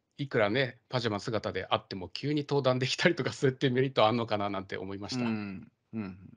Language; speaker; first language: Japanese; native; Japanese